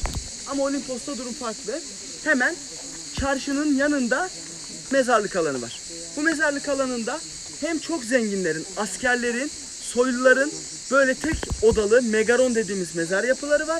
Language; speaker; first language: Turkish; native; Turkish